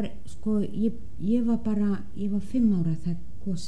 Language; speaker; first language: Icelandic; non-native, fluent; Danish